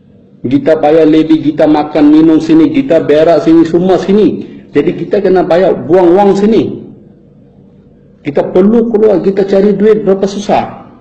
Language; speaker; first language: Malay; non-native, fluent; Bangla